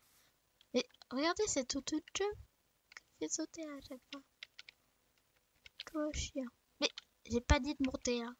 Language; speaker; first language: French; native; French